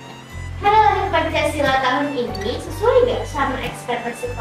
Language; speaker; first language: Indonesian; native; Indonesian